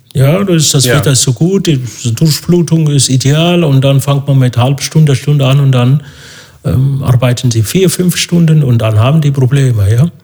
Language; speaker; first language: German; non-native, fluent; Arabic